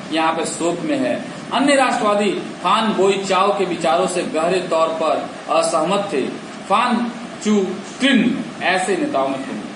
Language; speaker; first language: Hindi; native; Hindi